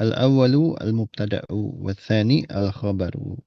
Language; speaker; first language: Arabic; non-native, fluent; Indonesian